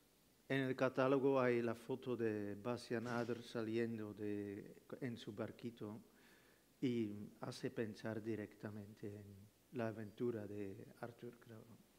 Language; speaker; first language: Spanish; non-native, fluent; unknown